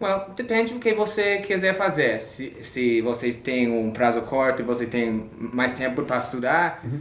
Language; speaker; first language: Portuguese; non-native, learner; English